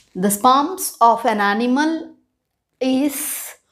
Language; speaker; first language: English; non-native, local second language; Telugu